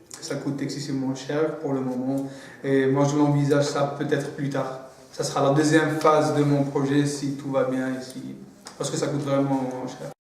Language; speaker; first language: French; non-native, local second language; Arabic